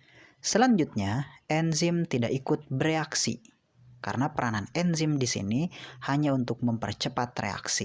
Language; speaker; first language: Indonesian; native; Indonesian